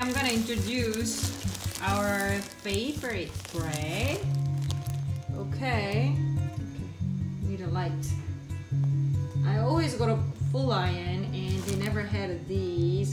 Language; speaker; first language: English; non-native, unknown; Korean